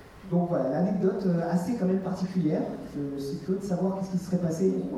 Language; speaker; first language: French; native; French